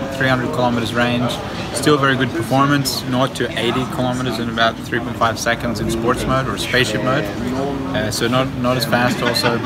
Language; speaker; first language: English; non-native, fluent; Ukrainian